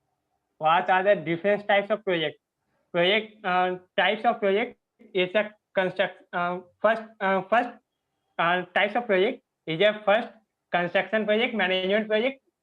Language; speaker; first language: English; non-native, learner; Hindi